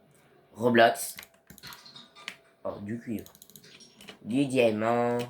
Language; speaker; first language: French; native; French